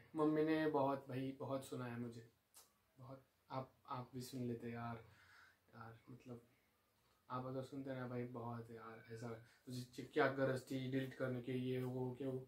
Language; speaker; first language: Hindi; non-native, local second language; Marathi